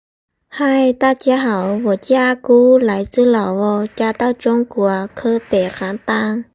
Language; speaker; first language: Chinese; non-native, fluent; Lao